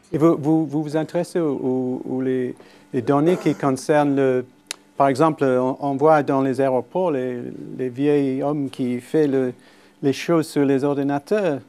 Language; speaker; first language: French; non-native, fluent; English